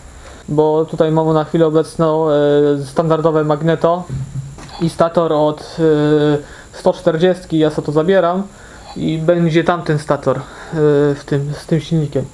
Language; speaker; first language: Polish; native; Polish